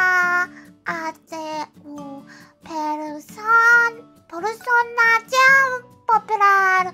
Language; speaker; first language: Portuguese; non-native, learner; Japanese